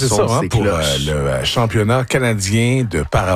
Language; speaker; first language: French; native; French